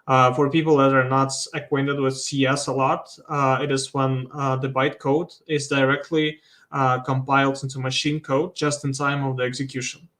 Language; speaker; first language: English; non-native, fluent; Russian